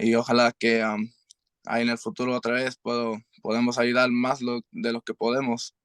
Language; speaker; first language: Spanish; early bilingual, heritage; Spanish